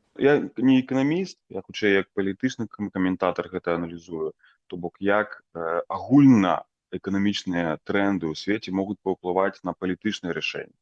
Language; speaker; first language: Belarusian; native; Belarusian